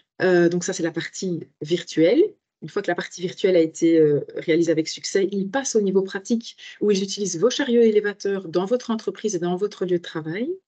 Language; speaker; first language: French; native; French